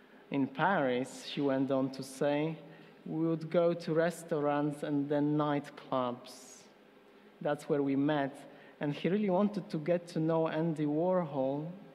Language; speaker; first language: English; non-native, fluent; Polish